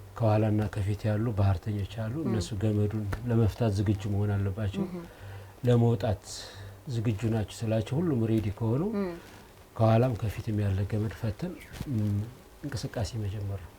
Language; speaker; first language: Amharic; native; Amharic